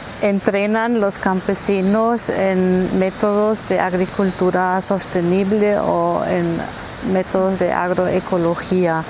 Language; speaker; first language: Spanish; non-native, fluent; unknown